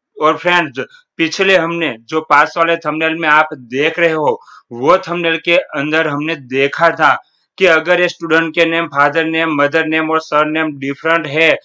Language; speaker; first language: Hindi; non-native, local second language; Gujarati